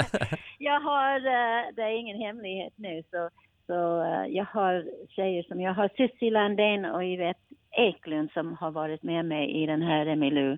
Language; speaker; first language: Swedish; non-native, fluent; English